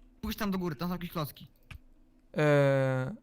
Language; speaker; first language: Polish; native; Polish